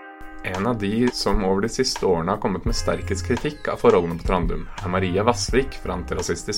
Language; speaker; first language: Norwegian; native; Norwegian